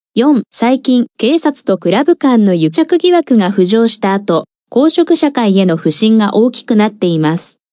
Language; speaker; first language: Japanese; non-native, fluent; Korean